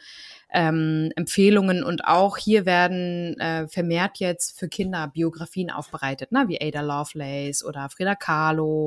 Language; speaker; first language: German; native; German